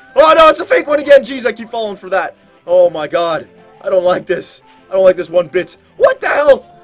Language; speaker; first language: English; native; English